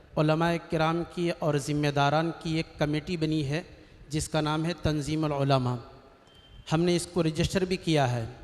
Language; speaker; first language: Urdu; native; Urdu